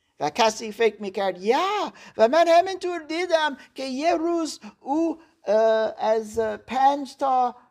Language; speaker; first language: Persian; non-native, learner; German